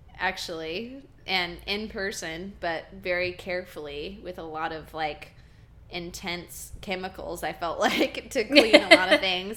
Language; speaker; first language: English; native; English